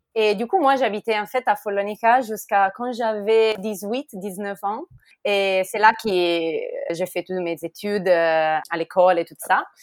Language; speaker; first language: French; non-native, fluent; Italian